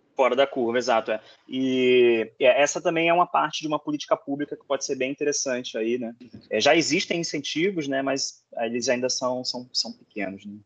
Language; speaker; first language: Portuguese; native; Portuguese